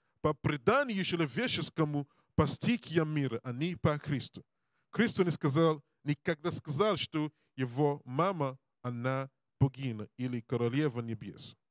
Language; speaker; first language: Russian; non-native, learner; English